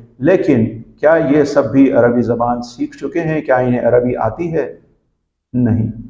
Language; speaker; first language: Urdu; native; Urdu